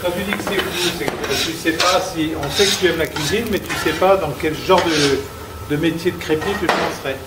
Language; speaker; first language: French; native; French